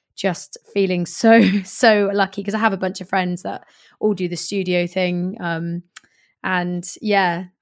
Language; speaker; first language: English; native; English